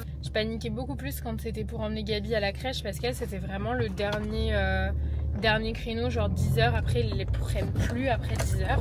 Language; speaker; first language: French; native; French